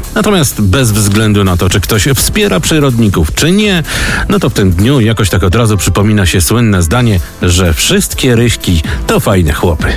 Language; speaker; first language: Polish; native; Polish